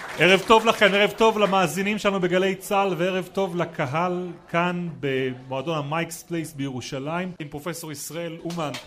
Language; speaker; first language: Hebrew; native; Hebrew